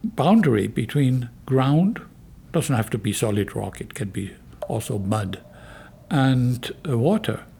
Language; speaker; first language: English; non-native, fluent; German